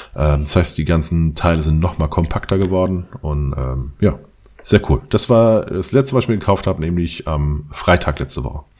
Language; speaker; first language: German; native; German